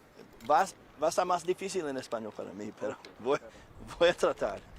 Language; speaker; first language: Spanish; non-native, learner; English